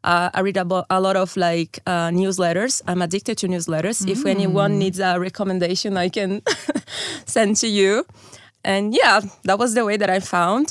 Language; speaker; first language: English; non-native, fluent; Portuguese